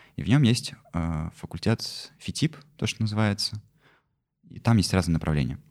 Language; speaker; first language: Russian; native; Russian